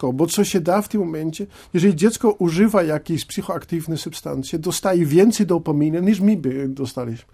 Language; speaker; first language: Polish; non-native, fluent; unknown